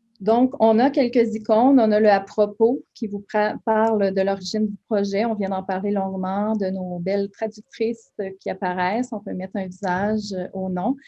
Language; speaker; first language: French; native; French